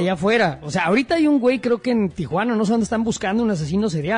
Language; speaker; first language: Spanish; native; Spanish